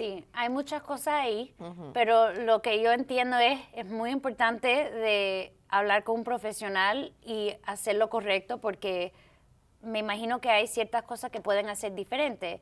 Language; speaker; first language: Spanish; early bilingual, heritage; Spanish